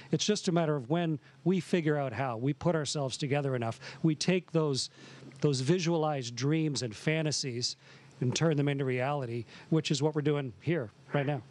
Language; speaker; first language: English; native; English